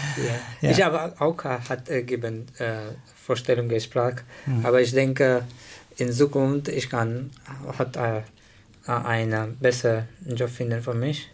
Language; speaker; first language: German; non-native, learner; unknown